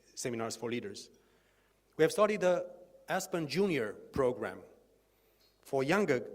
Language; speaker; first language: English; non-native, fluent; Romanian